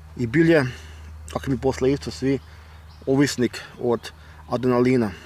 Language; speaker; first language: Bosnian; early bilingual, heritage; Bosnian